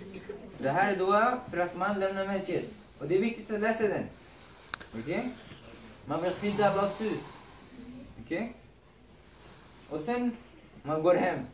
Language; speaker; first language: Swedish; non-native, fluent; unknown